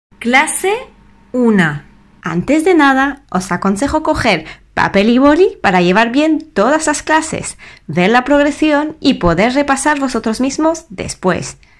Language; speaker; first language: Spanish; non-native, fluent; French